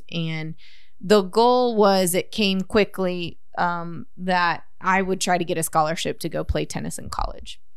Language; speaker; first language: English; native; English